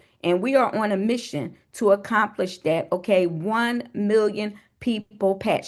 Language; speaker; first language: English; native; English